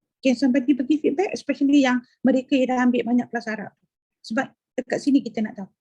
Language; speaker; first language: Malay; native; Malay